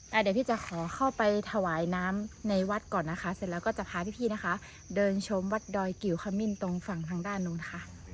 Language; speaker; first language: Thai; non-native, local second language; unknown